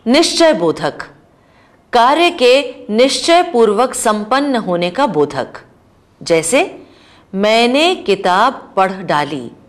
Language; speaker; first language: Hindi; native; Hindi